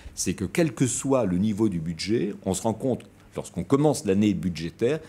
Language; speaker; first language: French; native; French